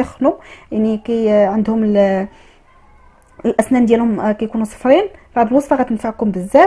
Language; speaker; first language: Arabic; native; Arabic